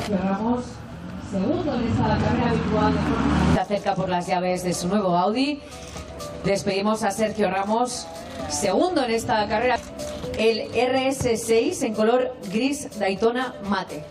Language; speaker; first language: Spanish; native; Spanish